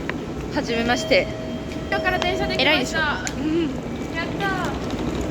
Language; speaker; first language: Japanese; non-native, fluent; French